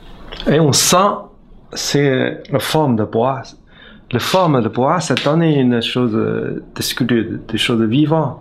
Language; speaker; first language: French; non-native, learner; Chinese